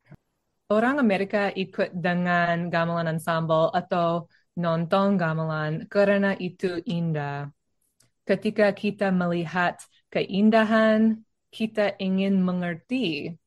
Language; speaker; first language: Indonesian; non-native, learner; English